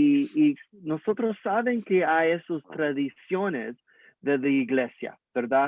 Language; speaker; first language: Spanish; early bilingual, heritage; English